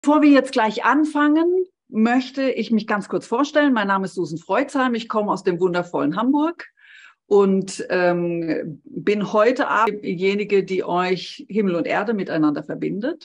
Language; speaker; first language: German; native; German